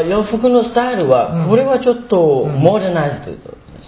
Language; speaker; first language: Japanese; non-native, learner; Burmese